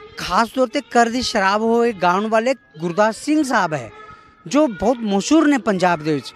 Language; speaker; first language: Punjabi; non-native, fluent; Kannada